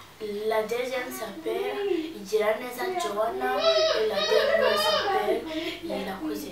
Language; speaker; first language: French; non-native, learner; Kinyarwanda